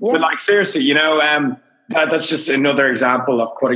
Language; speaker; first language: English; native; English